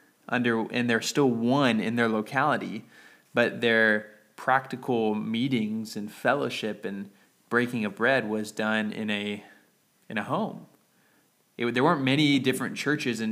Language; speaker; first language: English; native; English